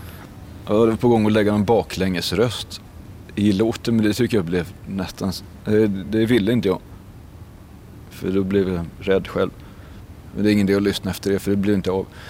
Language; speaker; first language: Swedish; native; Swedish